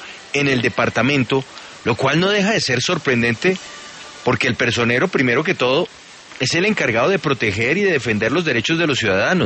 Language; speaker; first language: Spanish; native; Spanish